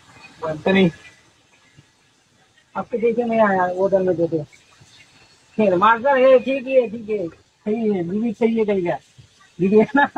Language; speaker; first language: Hindi; non-native, learner; Bangla